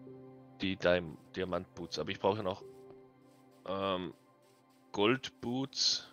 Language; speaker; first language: German; native; German